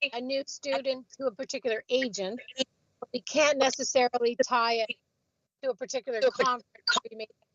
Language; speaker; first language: English; non-native, fluent; Vietnamese